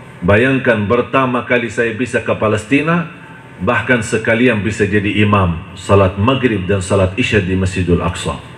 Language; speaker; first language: Indonesian; non-native, fluent; Arabic